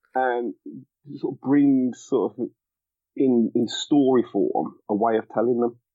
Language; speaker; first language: English; native; English